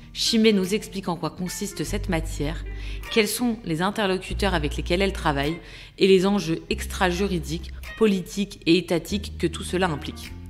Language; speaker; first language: French; native; French